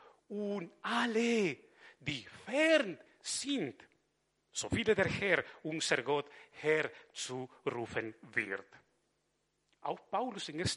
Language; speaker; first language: German; non-native, fluent; Spanish